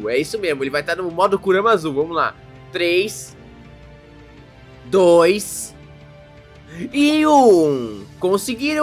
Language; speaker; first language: Portuguese; native; Portuguese